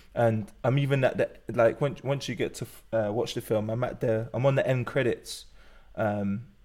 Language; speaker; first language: English; native; English